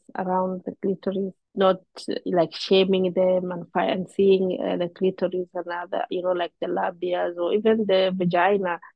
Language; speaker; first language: English; non-native, local second language; Somali